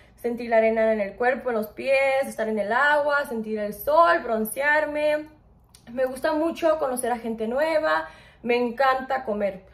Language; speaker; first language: Spanish; early bilingual, heritage; Spanish